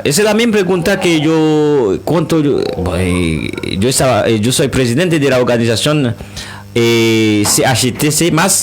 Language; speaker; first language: Spanish; non-native, learner; Haitian Creole